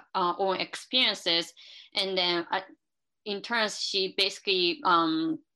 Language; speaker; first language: English; non-native, fluent; Japanese